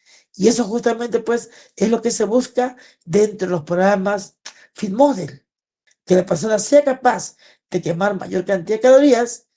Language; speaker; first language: Spanish; native; Spanish